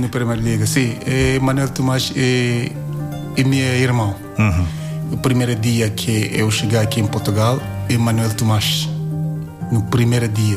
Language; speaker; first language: Portuguese; non-native, learner; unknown